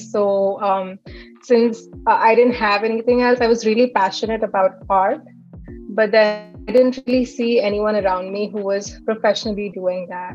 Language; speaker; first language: English; non-native, local second language; Hindi